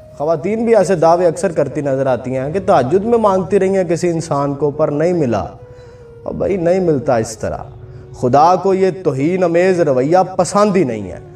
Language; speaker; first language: Urdu; non-native, local second language; Punjabi